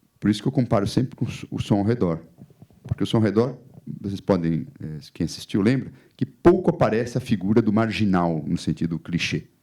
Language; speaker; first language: Portuguese; native; Portuguese